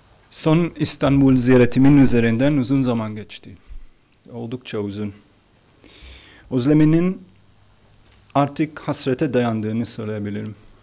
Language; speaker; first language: Turkish; non-native, fluent; Hebrew